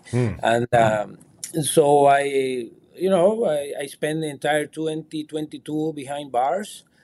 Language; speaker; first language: English; non-native, fluent; Spanish